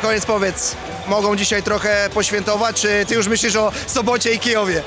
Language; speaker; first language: Polish; native; Polish